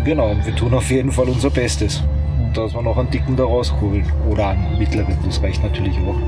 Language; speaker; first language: German; native; German